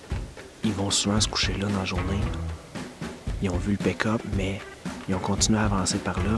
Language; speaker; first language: French; native; French